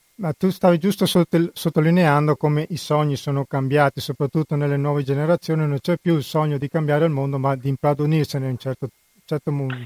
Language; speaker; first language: Italian; native; Italian